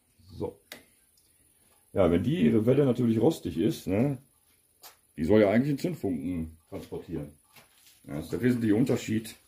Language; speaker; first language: German; native; German